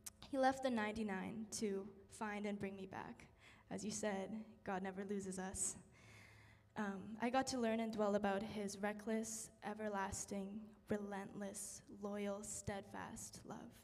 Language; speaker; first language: English; early bilingual, other home language; Korean